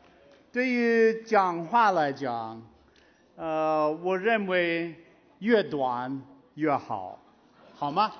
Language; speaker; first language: Chinese; non-native, fluent; English